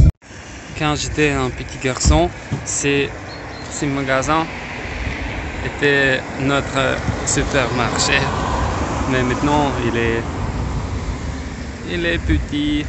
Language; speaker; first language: French; non-native, learner; Russian